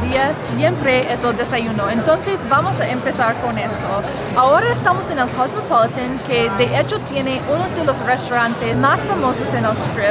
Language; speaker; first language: Spanish; non-native, learner; English